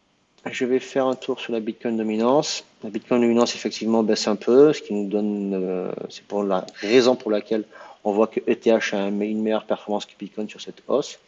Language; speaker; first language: French; native; French